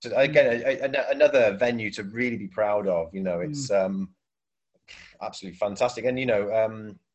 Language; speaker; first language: English; native; English